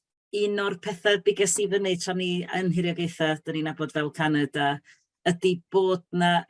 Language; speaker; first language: Welsh; native; Welsh